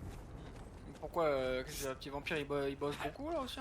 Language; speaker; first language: French; native; French